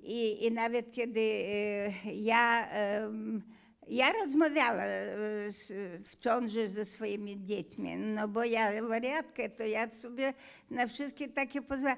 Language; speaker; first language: Polish; non-native, fluent; Hungarian